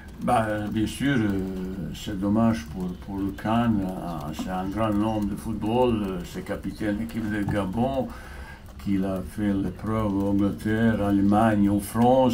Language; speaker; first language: French; non-native, fluent; Bosnian